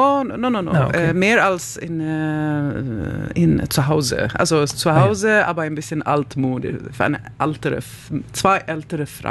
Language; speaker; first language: German; non-native, learner; Swedish